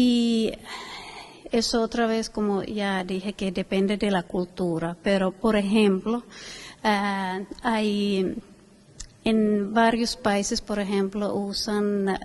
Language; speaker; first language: Spanish; non-native, fluent; Finnish